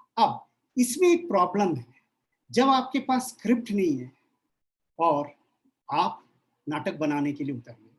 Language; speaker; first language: Hindi; non-native, local second language; Bangla